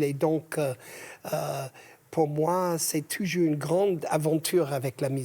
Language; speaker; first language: French; non-native, fluent; English